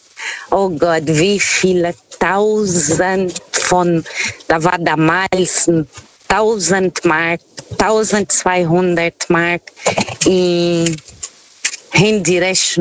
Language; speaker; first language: German; non-native, learner; Portuguese